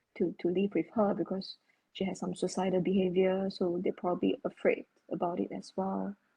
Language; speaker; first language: English; non-native, local second language; Chinese